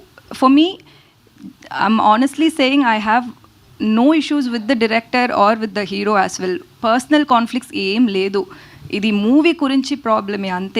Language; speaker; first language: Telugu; non-native, fluent; Tamil